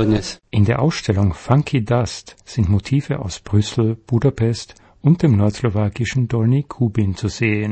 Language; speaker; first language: German; native; German